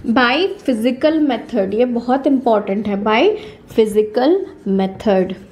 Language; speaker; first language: Hindi; native; Hindi